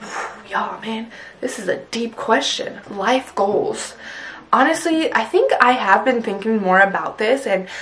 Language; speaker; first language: English; early bilingual, other home language; Punjabi